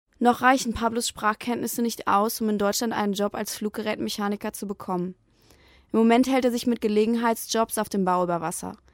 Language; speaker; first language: German; native; German